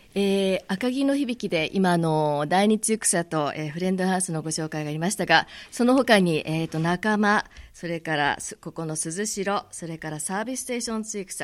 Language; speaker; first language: Japanese; native; Japanese